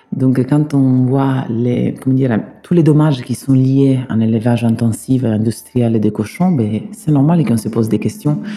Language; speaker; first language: French; non-native, fluent; Italian